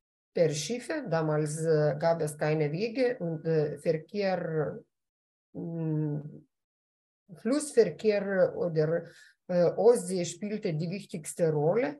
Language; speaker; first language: German; non-native, fluent; Lithuanian